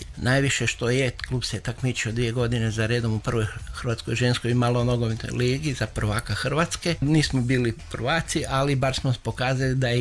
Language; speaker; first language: Serbian; native; Serbian